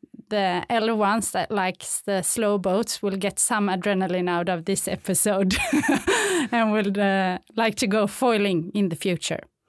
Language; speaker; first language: English; non-native, fluent; Swedish